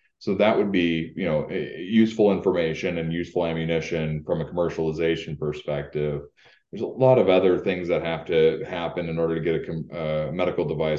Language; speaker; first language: English; native; English